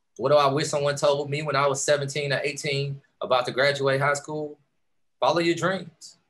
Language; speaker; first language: English; native; English